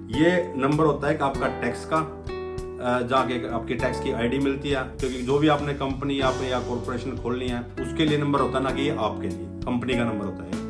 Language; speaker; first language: Hindi; native; Hindi